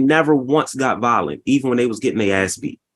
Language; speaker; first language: English; native; English